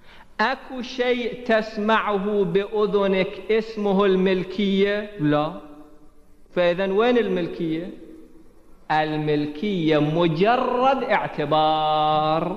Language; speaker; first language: Arabic; native; Arabic